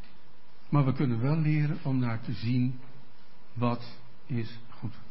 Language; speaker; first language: Dutch; native; Dutch